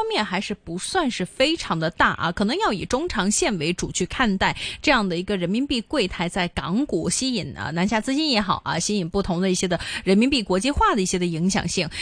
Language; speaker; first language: Chinese; non-native, local second language; Cantonese